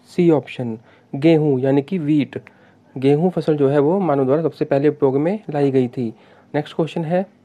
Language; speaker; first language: Hindi; non-native, local second language; Punjabi